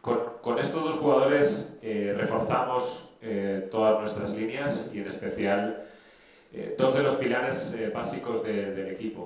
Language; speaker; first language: Spanish; native; Spanish